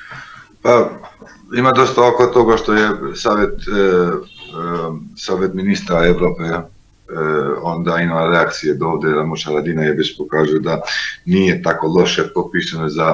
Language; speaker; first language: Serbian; non-native, local second language; Albanian